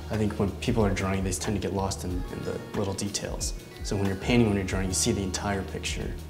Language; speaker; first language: English; native; English